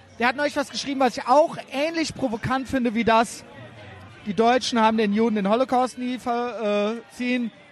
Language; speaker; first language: German; native; German